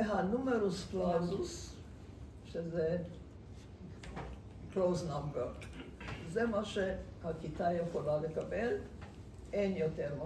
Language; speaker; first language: Hebrew; non-native, fluent; Hungarian